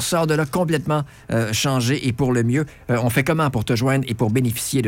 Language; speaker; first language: French; native; French